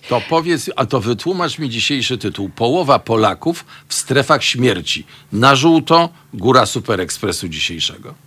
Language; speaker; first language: Polish; native; Polish